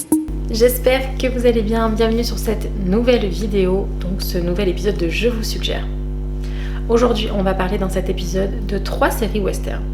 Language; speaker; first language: French; native; French